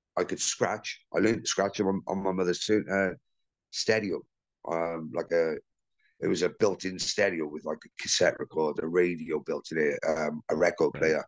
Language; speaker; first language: English; native; English